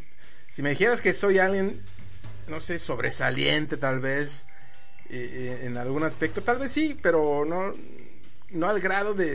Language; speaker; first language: Spanish; native; Spanish